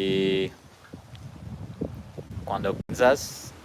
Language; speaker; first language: Portuguese; non-native, learner; English